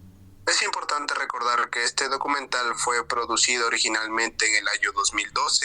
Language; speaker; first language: Spanish; native; Spanish